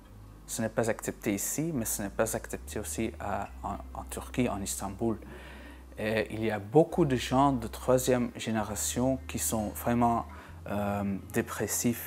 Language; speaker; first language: French; non-native, local second language; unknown